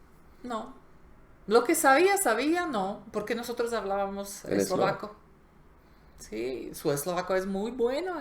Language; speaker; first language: Spanish; non-native, fluent; Slovak